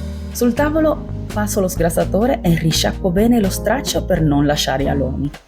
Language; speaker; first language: Italian; native; Italian